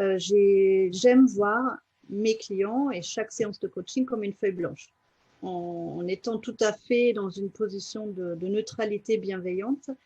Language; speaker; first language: French; non-native, fluent; German